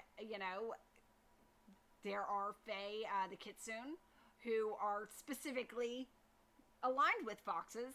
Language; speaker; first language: English; native; English